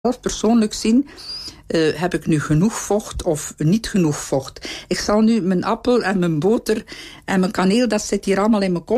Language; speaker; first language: Dutch; native; Dutch